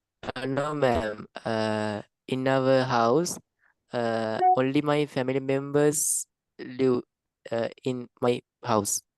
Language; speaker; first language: English; non-native, learner; Sinhala